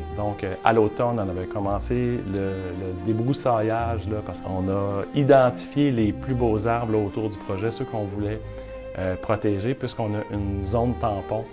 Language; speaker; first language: French; native; French